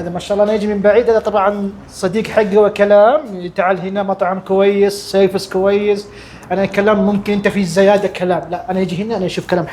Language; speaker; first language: Arabic; non-native, learner; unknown